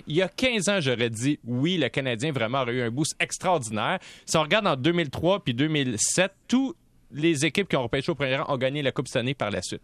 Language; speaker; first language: French; native; French